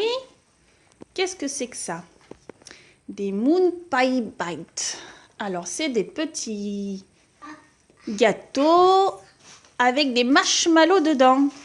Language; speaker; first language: French; native; French